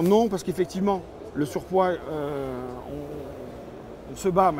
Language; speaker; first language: French; native; French